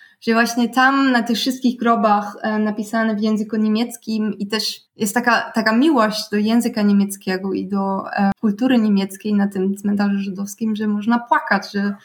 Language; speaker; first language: Polish; non-native, fluent; German